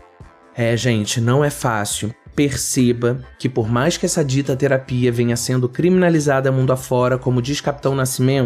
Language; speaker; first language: Portuguese; native; Portuguese